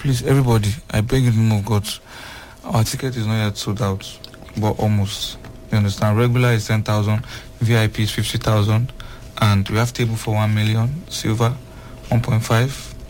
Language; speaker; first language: English; non-native, local second language; Yoruba